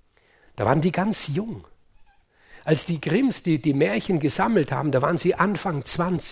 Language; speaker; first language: German; native; German